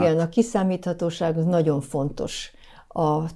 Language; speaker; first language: Hungarian; native; Hungarian